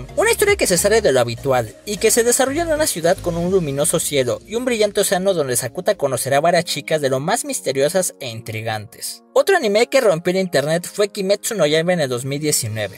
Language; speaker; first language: Spanish; native; Spanish